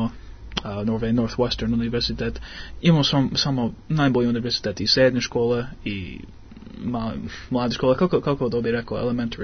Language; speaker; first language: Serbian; early bilingual, heritage; English